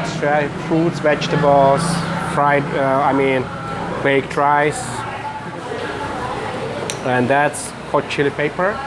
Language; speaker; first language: English; non-native, fluent; Russian